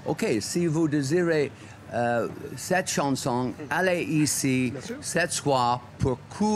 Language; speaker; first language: French; non-native, learner; English